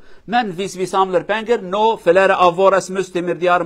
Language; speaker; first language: Norwegian; non-native, learner; Kurdish